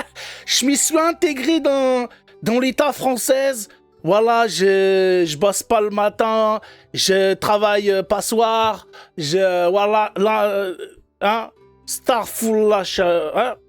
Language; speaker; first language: French; native; French